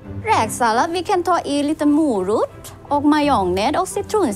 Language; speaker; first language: Swedish; non-native, learner; Thai